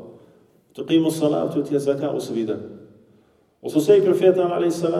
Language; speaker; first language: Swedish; early bilingual, other home language; Arabic